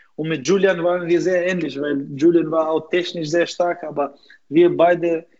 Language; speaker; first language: German; non-native, fluent; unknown